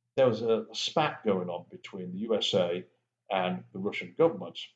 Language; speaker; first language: English; native; English